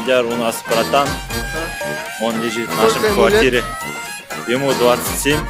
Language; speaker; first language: Russian; non-native, local second language; Kazakh